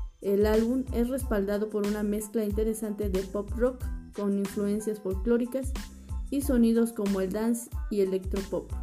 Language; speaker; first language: Spanish; native; Spanish